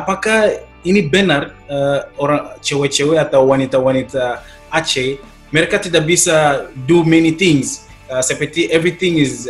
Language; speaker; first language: Indonesian; non-native, learner; English